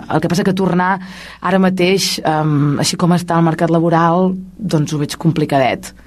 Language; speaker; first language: Catalan; native; Catalan